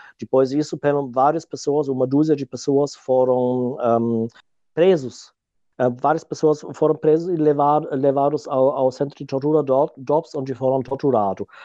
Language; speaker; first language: Portuguese; non-native, fluent; German